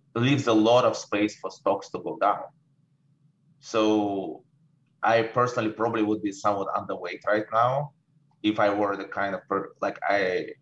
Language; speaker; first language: English; non-native, fluent; Russian